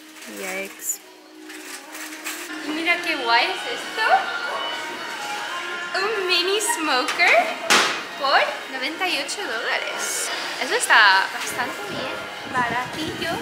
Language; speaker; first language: Spanish; non-native, fluent; English